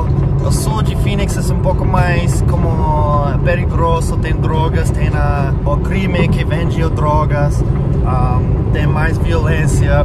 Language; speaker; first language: Portuguese; non-native, fluent; English